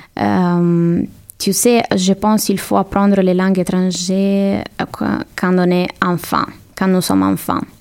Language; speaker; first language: French; non-native, learner; Italian